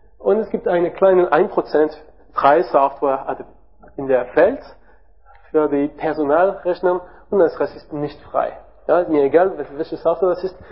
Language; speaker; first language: German; non-native, learner; French